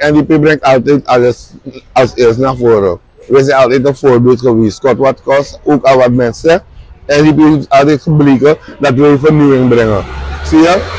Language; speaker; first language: Dutch; native; Dutch